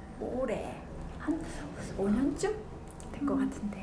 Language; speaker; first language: Korean; native; Korean